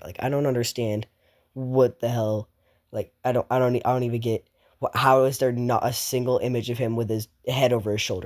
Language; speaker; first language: English; native; English